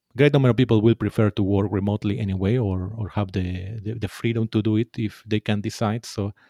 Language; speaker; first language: English; non-native, fluent; Spanish